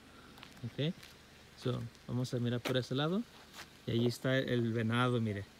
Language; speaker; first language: Spanish; early bilingual, heritage; Spanish